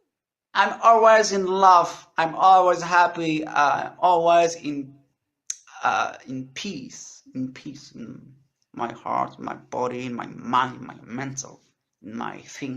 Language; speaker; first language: English; non-native, learner; French